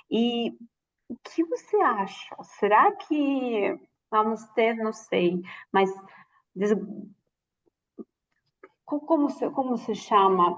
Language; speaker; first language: Portuguese; non-native, fluent; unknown